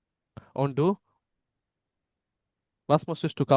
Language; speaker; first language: German; non-native, learner; Bangla